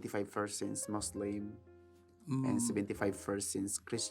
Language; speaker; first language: English; non-native, learner; Filipino